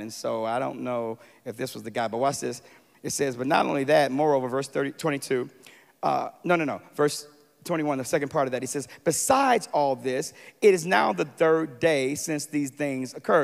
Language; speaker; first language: English; native; English